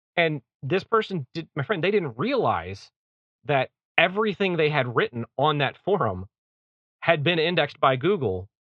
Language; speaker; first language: English; native; English